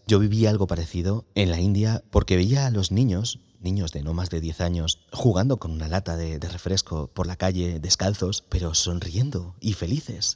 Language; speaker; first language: Spanish; native; Spanish